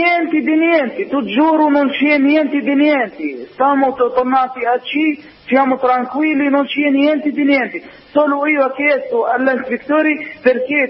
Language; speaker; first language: Italian; non-native, learner; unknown